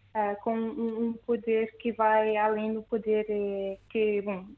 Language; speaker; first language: Portuguese; non-native, fluent; French